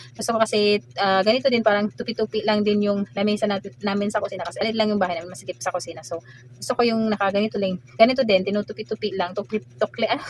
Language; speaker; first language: Filipino; native; Filipino